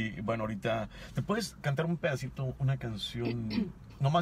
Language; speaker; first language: Spanish; native; Spanish